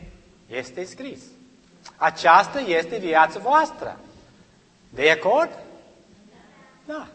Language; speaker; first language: Romanian; non-native, learner; English